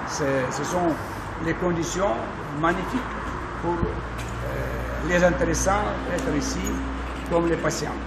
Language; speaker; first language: French; non-native, learner; Russian